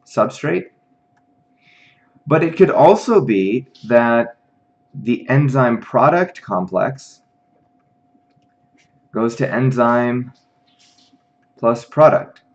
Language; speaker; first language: English; native; English